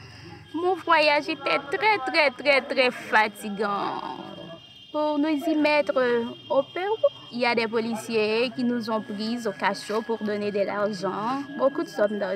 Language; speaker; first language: French; non-native, local second language; Haitian Creole